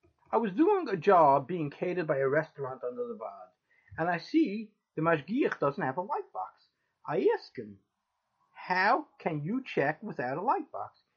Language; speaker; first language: English; native; English